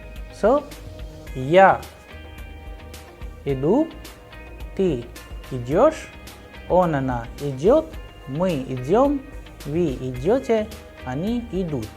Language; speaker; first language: Russian; non-native, fluent; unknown